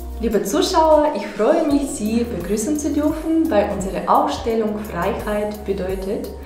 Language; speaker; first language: German; non-native, fluent; Russian